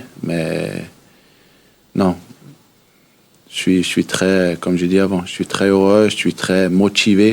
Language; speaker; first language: French; early bilingual, heritage; French